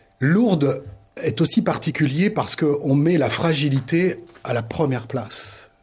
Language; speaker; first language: French; native; French